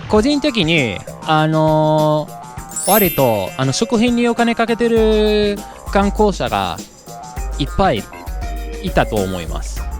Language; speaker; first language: Japanese; non-native, fluent; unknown